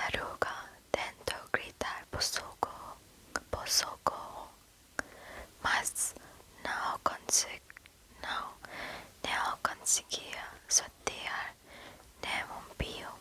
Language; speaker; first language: Portuguese; non-native, learner; English